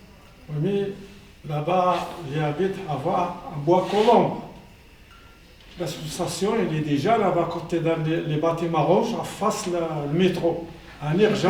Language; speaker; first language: French; non-native, learner; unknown